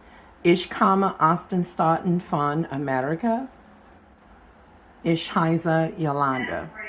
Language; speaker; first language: German; non-native, learner; English